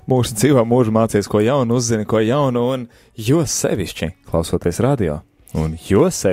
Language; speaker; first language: Latvian; native; Latvian